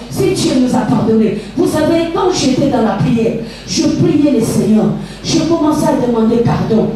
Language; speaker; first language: French; non-native, local second language; Lingala